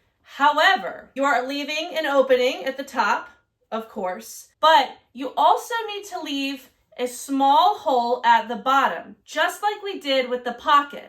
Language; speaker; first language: English; native; English